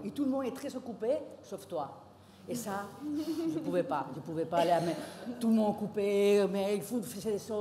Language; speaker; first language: French; non-native, fluent; Spanish